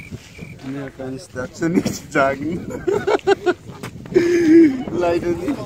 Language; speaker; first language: German; non-native, learner; Arabic